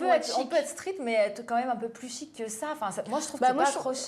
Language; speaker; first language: French; native; French